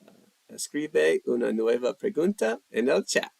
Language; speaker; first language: Spanish; non-native, learner; English